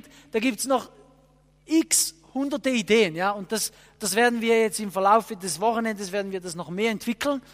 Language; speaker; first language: German; non-native, fluent; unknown